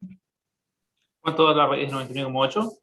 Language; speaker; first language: Spanish; native; Spanish